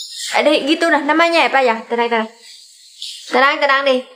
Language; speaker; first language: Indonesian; non-native, learner; Vietnamese